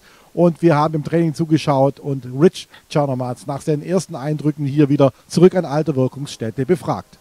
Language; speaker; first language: German; native; German